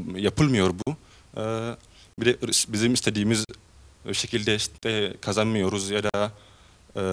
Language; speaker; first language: Turkish; non-native, fluent; Oromo